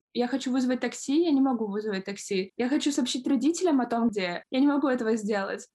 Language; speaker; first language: Russian; native; Russian